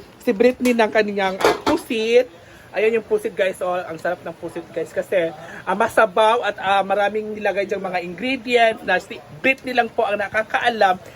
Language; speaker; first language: Filipino; non-native, local second language; Cebuano